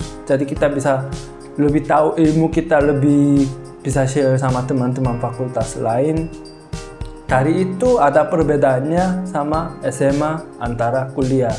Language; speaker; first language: Indonesian; non-native, fluent; Korean